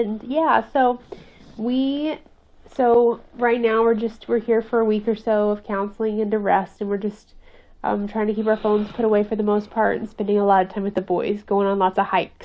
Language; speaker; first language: English; native; English